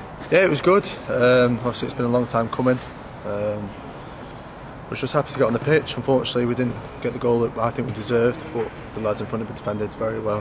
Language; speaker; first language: English; native; English